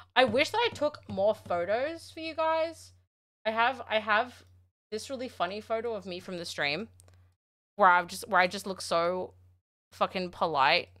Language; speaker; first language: English; native; English